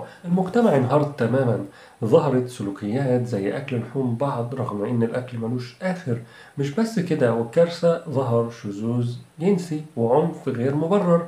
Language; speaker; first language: Arabic; native; Arabic